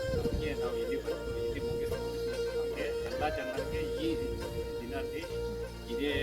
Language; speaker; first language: Kannada; non-native, local second language; Tibetan